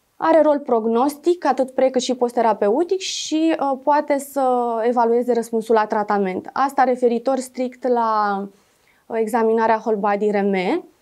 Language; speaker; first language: Romanian; native; Romanian